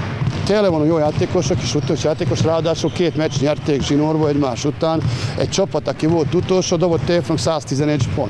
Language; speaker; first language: Hungarian; non-native, learner; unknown